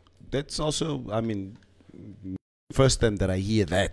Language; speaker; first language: English; non-native, local second language; Afrikaans